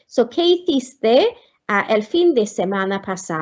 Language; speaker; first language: Spanish; non-native, fluent; Welsh